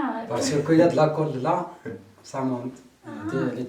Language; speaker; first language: French; non-native, learner; Central Atlas Tamazight